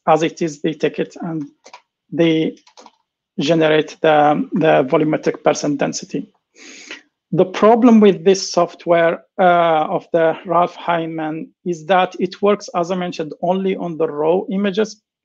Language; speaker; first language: English; non-native, fluent; Arabic